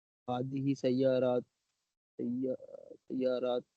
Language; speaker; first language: Arabic; non-native, learner; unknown